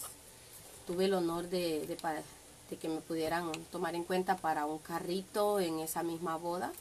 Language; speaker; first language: Spanish; native; Spanish